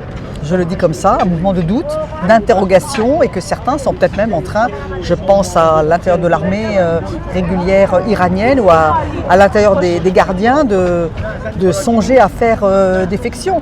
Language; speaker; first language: French; native; French